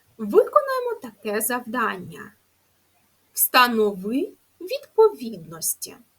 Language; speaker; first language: Ukrainian; native; Ukrainian